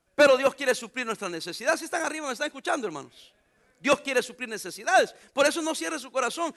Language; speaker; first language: Spanish; native; Spanish